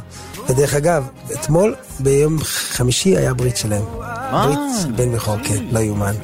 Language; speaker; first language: Hebrew; native; Hebrew